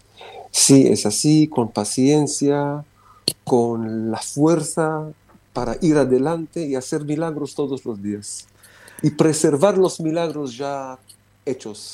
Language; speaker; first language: Spanish; non-native, fluent; Romanian